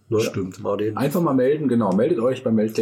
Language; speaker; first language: German; native; German